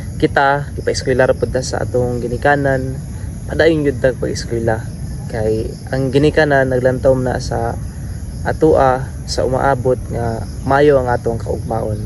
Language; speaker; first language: Cebuano; non-native, local second language; Hiligaynon